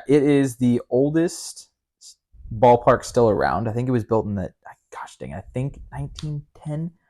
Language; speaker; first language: English; native; English